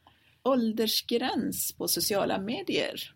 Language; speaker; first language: Swedish; non-native, fluent; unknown